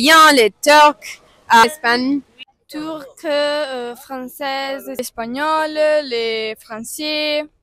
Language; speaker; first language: French; non-native, learner; Italian